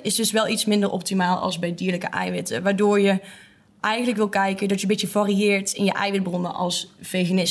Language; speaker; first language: Dutch; native; Dutch